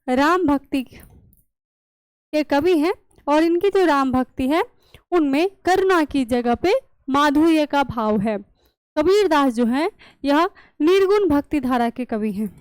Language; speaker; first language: Hindi; native; Hindi